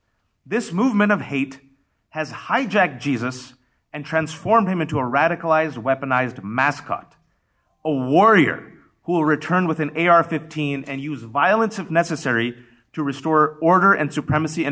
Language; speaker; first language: English; early bilingual, other home language; Urdu